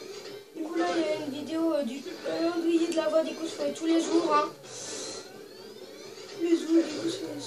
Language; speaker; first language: French; native; French